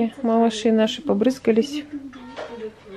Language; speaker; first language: Russian; native; Russian